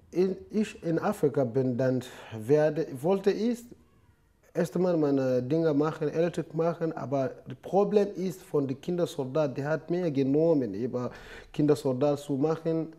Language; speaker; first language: German; non-native, learner; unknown